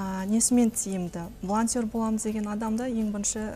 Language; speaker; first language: Kazakh; native; Kazakh